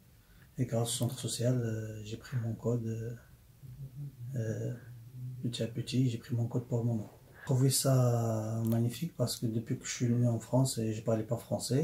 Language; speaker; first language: French; non-native, learner; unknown